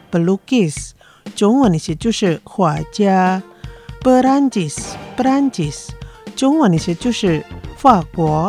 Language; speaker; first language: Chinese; non-native, fluent; Indonesian